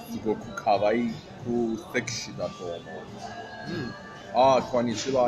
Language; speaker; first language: Japanese; non-native, fluent; Persian